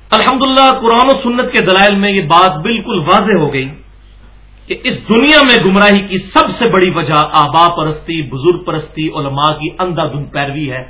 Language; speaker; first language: Urdu; non-native, local second language; Punjabi